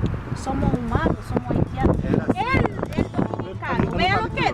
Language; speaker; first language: Spanish; non-native, learner; Haitian Creole